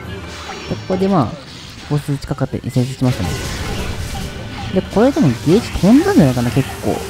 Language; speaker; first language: Japanese; native; Japanese